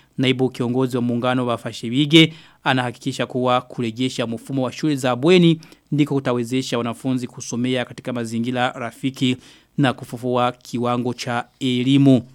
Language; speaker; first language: Swahili; non-native, local second language; Rundi